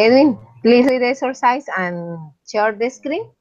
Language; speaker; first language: English; non-native, learner; Spanish